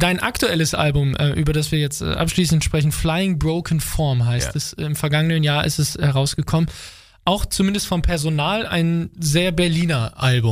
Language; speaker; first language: German; native; German